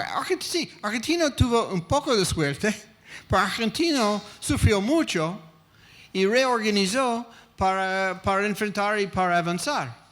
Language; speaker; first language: Spanish; non-native, fluent; English